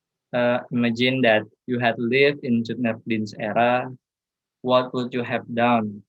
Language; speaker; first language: English; non-native, learner; Indonesian